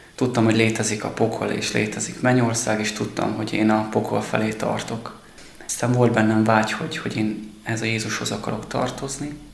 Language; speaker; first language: Hungarian; native; Hungarian